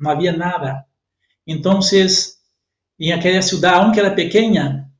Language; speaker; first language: Spanish; non-native, fluent; Portuguese